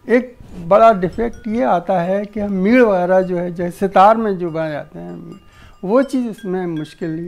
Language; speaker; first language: Hindi; native; Hindi